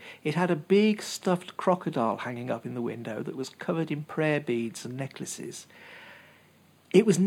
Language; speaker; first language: English; native; English